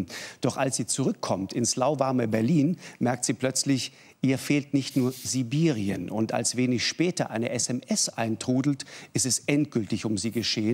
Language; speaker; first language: German; native; German